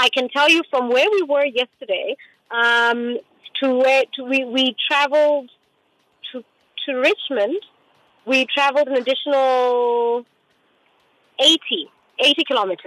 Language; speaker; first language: English; non-native, local second language; Tswana